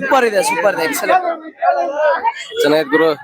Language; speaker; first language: Kannada; native; Kannada